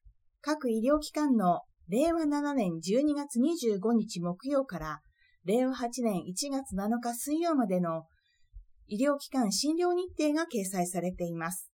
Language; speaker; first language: Japanese; native; Japanese